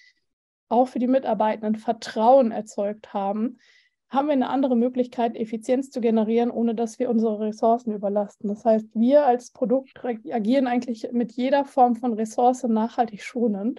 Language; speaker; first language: German; native; German